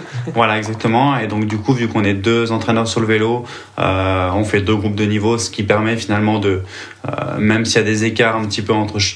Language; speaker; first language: French; native; French